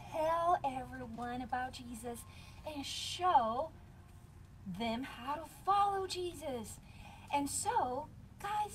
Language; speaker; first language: English; non-native, fluent; Bulgarian